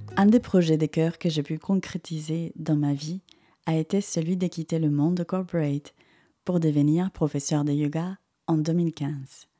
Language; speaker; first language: French; native; French